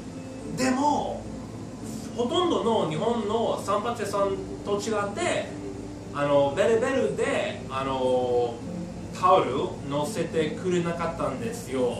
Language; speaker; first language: Japanese; non-native, fluent; English